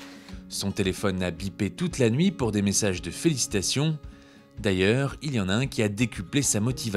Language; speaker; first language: French; native; French